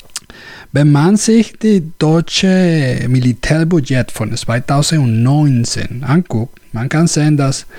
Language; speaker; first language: German; non-native, learner; Spanish